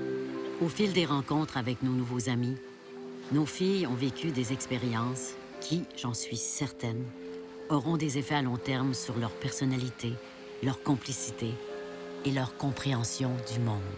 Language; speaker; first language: French; native; French